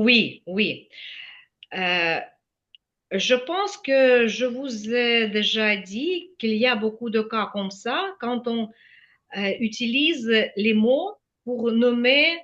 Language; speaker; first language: French; non-native, fluent; Ukrainian